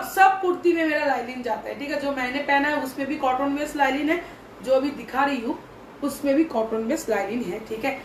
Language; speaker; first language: Hindi; non-native, local second language; Bangla